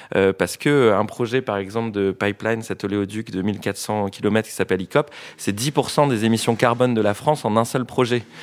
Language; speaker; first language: French; native; French